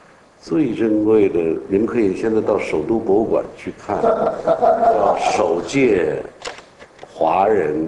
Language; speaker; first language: Chinese; native; Chinese